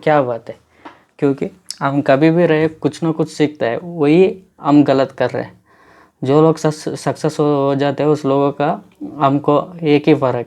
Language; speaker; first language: Hindi; non-native, local second language; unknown